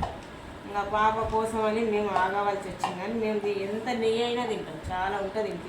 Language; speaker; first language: Telugu; native; Telugu